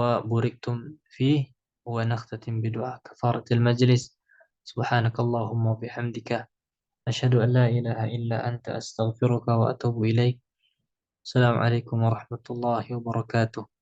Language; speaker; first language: Arabic; non-native, fluent; Indonesian